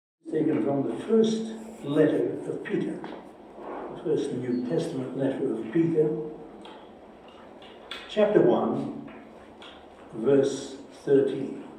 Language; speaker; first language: English; native; English